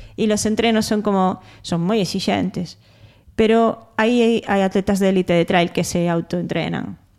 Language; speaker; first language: Galician; non-native, local second language; Spanish